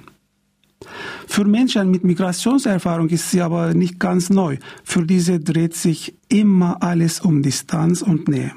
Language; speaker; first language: German; non-native, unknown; Turkish